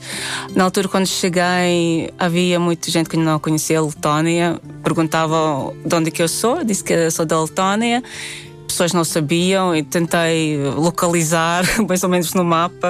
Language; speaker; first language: Portuguese; non-native, fluent; Latvian